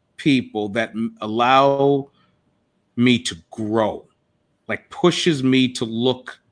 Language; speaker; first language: English; native; English